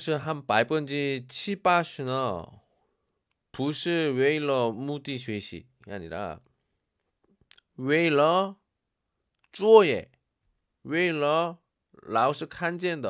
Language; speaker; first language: Chinese; non-native, learner; Korean